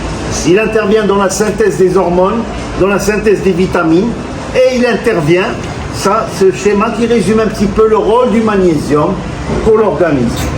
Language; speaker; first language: French; non-native, local second language; Arabic